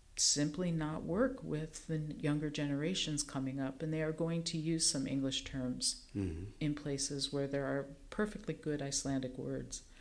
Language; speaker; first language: English; native; English